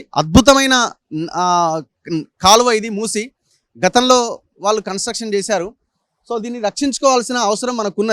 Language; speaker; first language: Telugu; native; Telugu